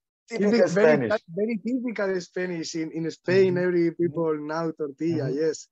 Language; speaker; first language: English; non-native, learner; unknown